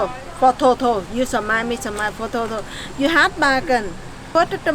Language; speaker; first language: English; non-native, learner; Vietnamese